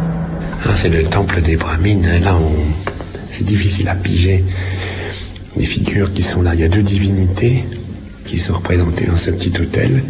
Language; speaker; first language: French; native; French